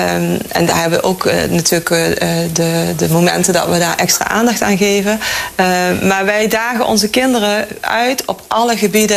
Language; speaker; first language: Dutch; native; Dutch